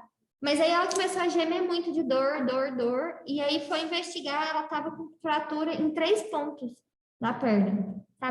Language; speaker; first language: Portuguese; native; Portuguese